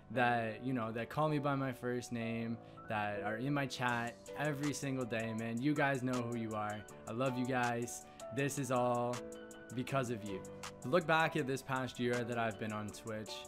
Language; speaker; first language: English; native; English